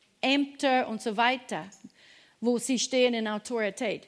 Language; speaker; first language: German; non-native, fluent; English